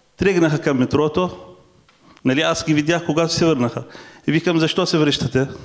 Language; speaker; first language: Bulgarian; non-native, fluent; Arabic